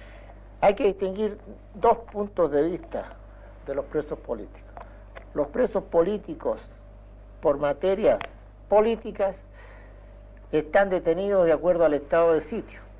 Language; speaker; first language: Spanish; native; Spanish